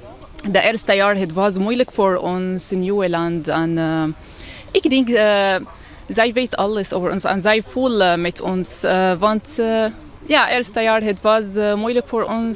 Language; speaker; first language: Dutch; non-native, learner; Arabic